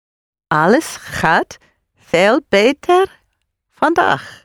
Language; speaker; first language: Dutch; non-native, learner; English